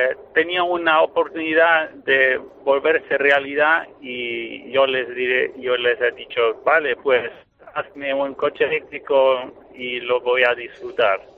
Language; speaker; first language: Spanish; non-native, fluent; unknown